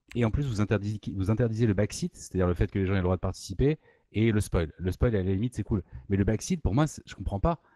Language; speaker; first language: French; native; French